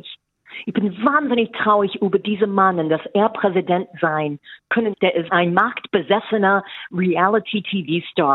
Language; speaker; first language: German; non-native, fluent; English